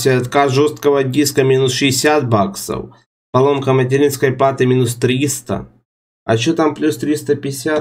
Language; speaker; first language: Russian; native; Russian